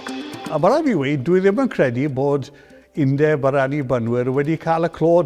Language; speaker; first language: Welsh; native; Welsh